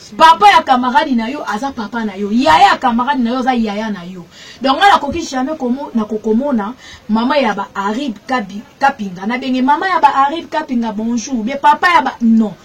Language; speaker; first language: Lingala; native; Lingala